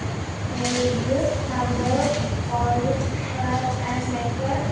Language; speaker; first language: English; non-native, learner; Indonesian